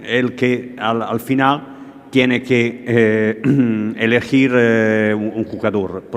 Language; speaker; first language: Spanish; non-native, learner; Italian